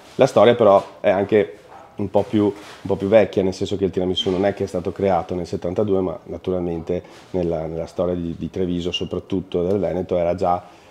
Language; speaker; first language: Italian; native; Italian